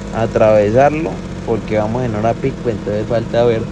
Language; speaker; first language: Spanish; native; Spanish